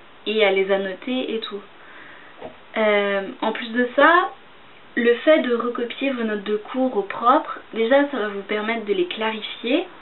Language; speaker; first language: French; native; French